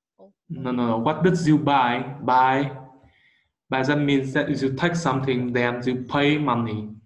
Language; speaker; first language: English; non-native, learner; Vietnamese